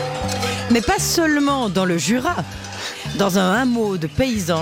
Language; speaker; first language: French; native; French